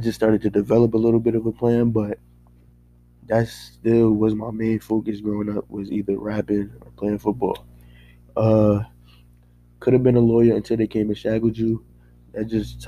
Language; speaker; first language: English; native; English